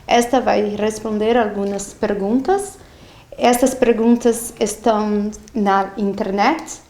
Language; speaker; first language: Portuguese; non-native, learner; Spanish